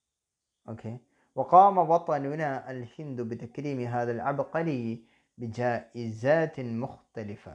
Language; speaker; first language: Arabic; non-native, fluent; Malayalam